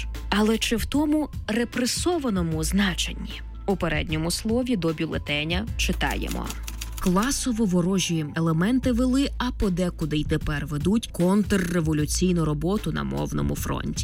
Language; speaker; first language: Ukrainian; native; Ukrainian